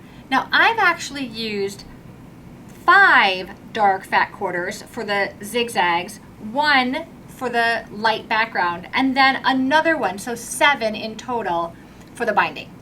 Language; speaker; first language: English; native; English